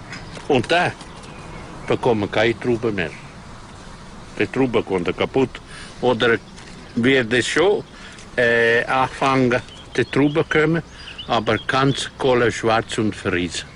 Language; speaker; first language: German; non-native, learner; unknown